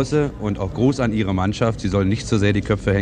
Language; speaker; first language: German; native; German